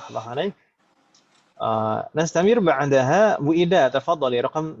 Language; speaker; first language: Arabic; non-native, fluent; Indonesian